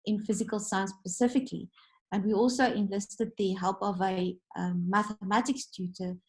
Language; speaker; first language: English; non-native, local second language; Afrikaans